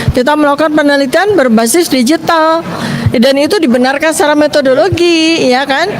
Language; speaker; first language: Indonesian; native; Indonesian